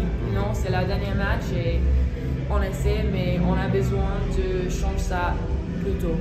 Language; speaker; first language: French; non-native, learner; English